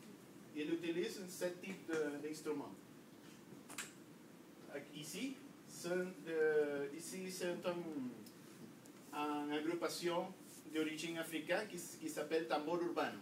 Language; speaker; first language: French; non-native, learner; Spanish